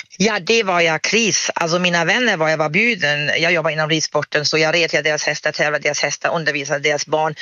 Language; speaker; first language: Swedish; non-native, fluent; German